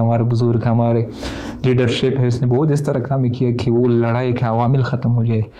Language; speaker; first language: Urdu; non-native, fluent; Pashto